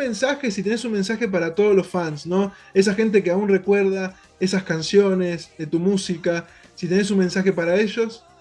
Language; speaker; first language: Spanish; native; Spanish